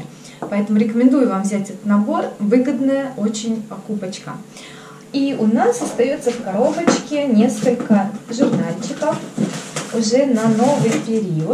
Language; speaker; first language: Russian; native; Russian